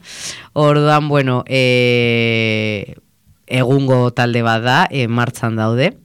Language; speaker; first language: Basque; non-native, local second language; Spanish